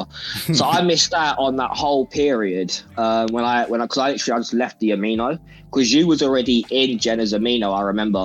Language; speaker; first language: English; native; English